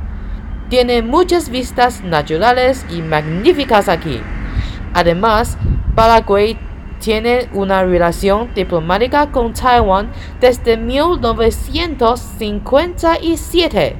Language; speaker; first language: Spanish; non-native, learner; Chinese